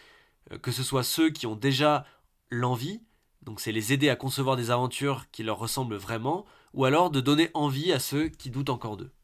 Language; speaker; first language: French; native; French